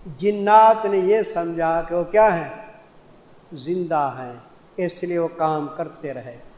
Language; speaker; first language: Urdu; non-native, local second language; Saraiki